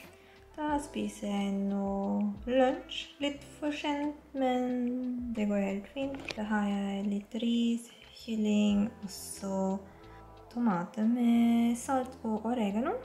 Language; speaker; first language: Norwegian; non-native, learner; Filipino